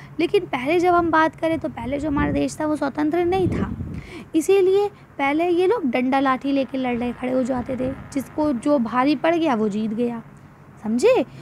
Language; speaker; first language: Hindi; native; Hindi